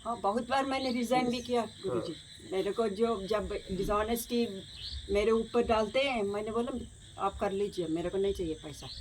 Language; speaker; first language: Hindi; non-native, local second language; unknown